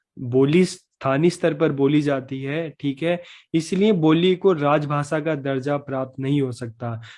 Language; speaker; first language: Hindi; native; Hindi